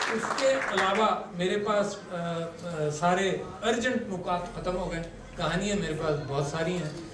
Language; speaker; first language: Urdu; native; Urdu